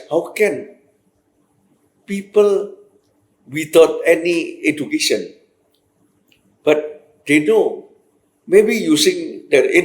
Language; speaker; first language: English; non-native, fluent; Indonesian